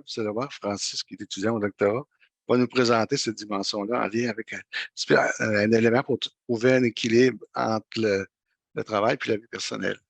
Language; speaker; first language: French; native; French